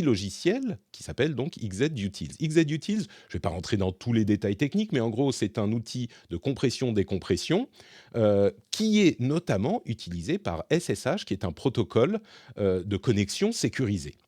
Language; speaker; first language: French; native; French